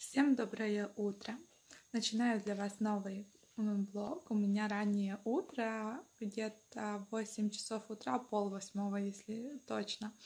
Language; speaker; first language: Russian; non-native, local second language; Ukrainian